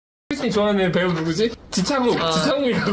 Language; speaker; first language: Korean; native; Korean